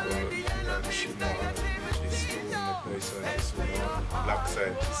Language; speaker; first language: French; non-native, fluent; English